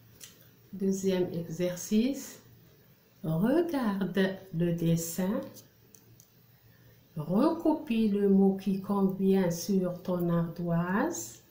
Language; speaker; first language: French; non-native, local second language; Arabic